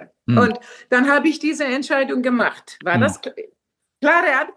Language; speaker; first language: German; non-native, fluent; Finnish